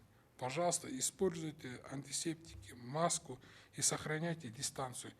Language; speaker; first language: Russian; non-native, local second language; Kyrgyz